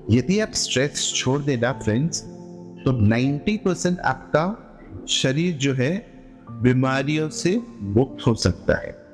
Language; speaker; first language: Hindi; non-native, local second language; Gujarati